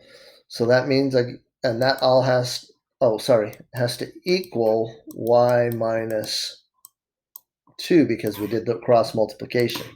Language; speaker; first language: English; native; English